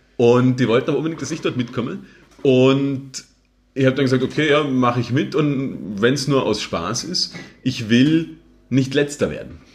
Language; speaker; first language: German; native; German